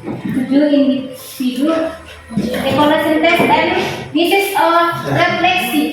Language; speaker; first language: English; non-native, fluent; Indonesian